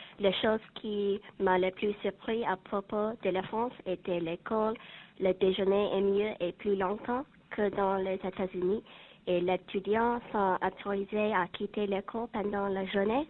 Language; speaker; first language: French; non-native, learner; English